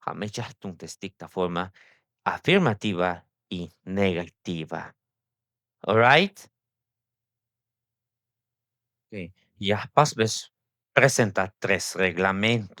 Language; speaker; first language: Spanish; non-native, local second language; Tzeltal